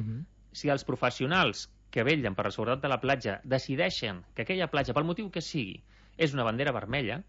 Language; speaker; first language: Catalan; native; Catalan